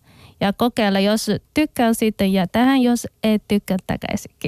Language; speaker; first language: Finnish; non-native, learner; Chinese